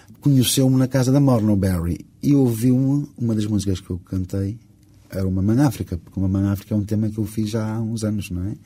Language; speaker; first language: Portuguese; non-native, local second language; Kabuverdianu